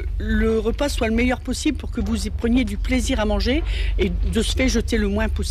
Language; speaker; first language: French; native; French